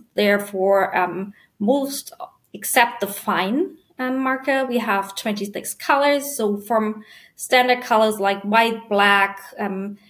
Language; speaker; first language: English; non-native, fluent; German